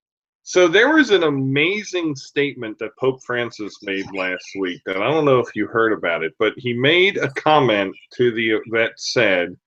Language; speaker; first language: English; native; English